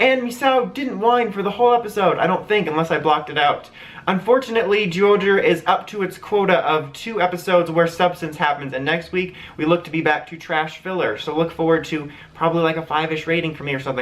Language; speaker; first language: English; native; English